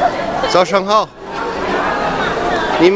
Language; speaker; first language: Chinese; non-native, learner; English